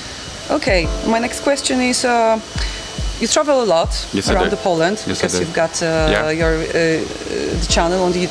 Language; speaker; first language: English; non-native, fluent; Polish